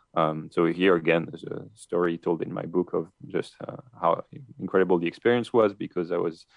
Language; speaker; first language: English; non-native, fluent; French